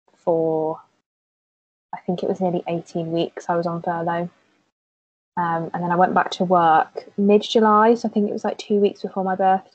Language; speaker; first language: English; native; English